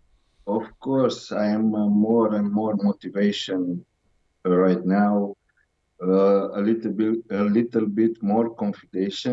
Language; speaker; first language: English; non-native, learner; Romanian